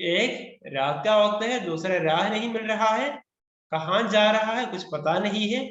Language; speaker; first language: Hindi; non-native, local second language; Malayalam